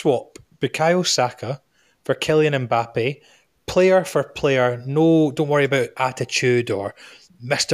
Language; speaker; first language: English; native; English